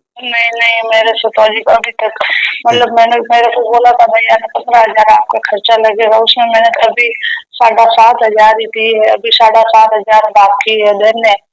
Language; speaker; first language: Hindi; native; Hindi